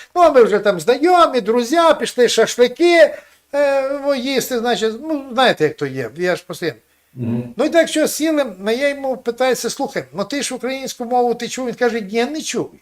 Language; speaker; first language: Ukrainian; native; Ukrainian